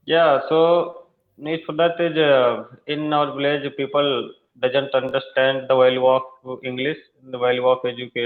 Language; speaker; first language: English; non-native, learner; Hindi